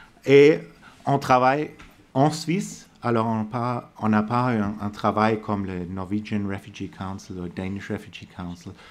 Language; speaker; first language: French; non-native, fluent; German